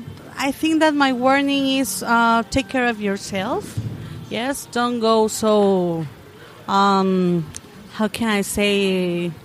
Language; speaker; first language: English; non-native, learner; Spanish